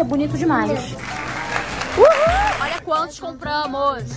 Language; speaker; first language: Portuguese; native; Portuguese